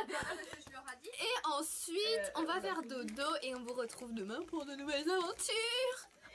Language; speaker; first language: French; native; French